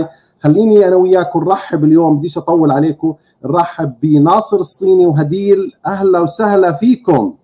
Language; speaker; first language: Arabic; native; Arabic